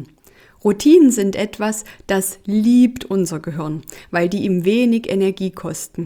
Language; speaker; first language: German; native; German